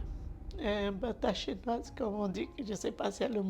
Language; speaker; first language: French; non-native, learner; Portuguese